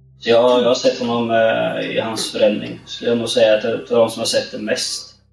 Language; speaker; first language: Swedish; non-native, fluent; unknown